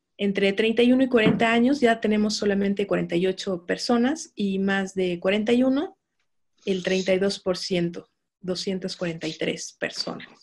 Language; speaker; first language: Spanish; native; Spanish